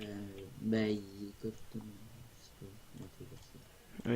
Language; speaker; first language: French; native; French